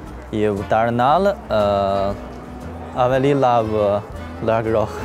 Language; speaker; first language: Armenian; non-native, learner; Chinese